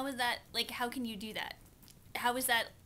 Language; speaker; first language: English; native; English